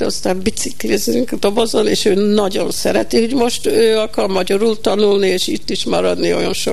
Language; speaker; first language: Hungarian; early bilingual, heritage; Hungarian